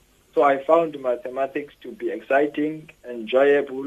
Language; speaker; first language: English; non-native, local second language; Xhosa